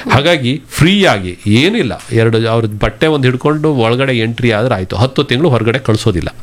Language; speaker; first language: Kannada; native; Kannada